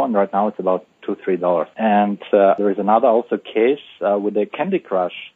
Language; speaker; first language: English; non-native, fluent; Uzbek